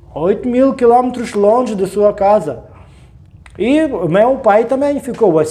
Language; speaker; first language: Portuguese; non-native, learner; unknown